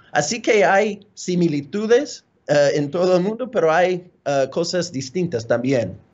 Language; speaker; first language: Spanish; non-native, fluent; English